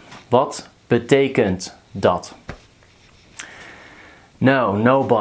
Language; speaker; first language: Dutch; non-native, fluent; English